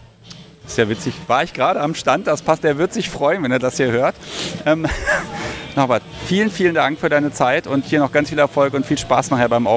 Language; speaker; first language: German; native; German